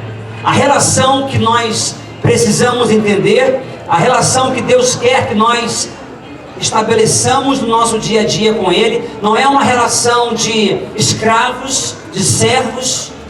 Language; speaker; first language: Portuguese; native; Portuguese